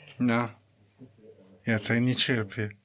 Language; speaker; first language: Polish; non-native, fluent; English